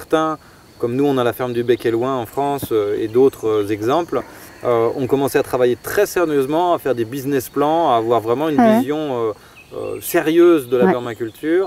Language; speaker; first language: French; native; French